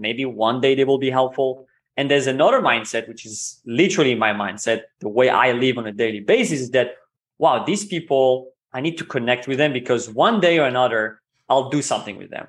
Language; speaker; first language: English; non-native, fluent; Hebrew